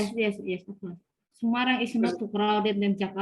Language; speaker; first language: English; non-native, fluent; Indonesian